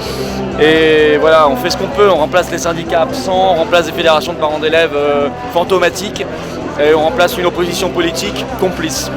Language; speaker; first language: French; native; French